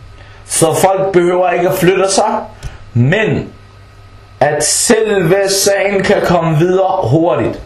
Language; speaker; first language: Danish; early bilingual, other home language; Arabic